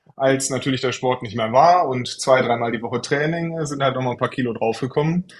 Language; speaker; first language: German; native; German